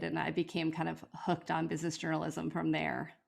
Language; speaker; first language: English; native; English